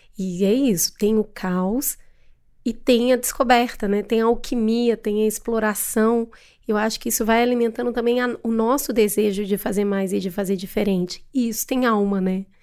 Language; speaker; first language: Portuguese; native; Portuguese